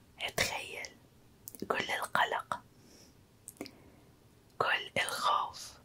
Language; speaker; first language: Arabic; native; Arabic